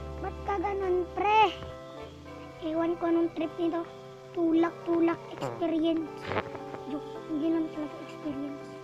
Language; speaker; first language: Filipino; non-native, local second language; Cebuano